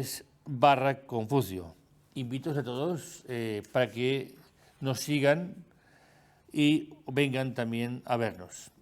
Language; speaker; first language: Spanish; native; Spanish